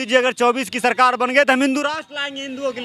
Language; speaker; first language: Hindi; native; Hindi